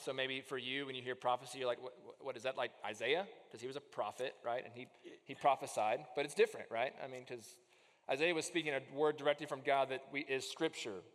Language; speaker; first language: English; native; English